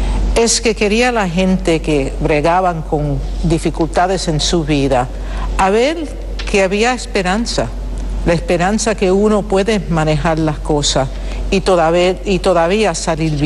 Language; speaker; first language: Spanish; early bilingual, heritage; Spanish